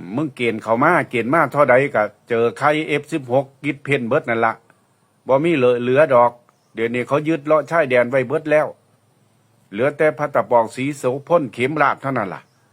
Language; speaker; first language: Thai; native; Thai